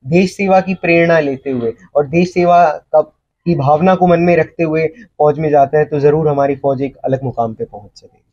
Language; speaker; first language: Hindi; native; Hindi